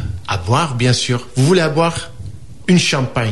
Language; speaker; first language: French; non-native, fluent; English